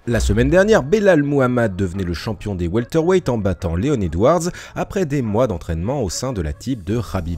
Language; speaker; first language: French; native; French